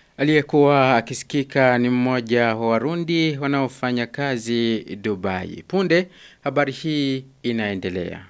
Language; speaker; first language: Swahili; non-native, local second language; Rundi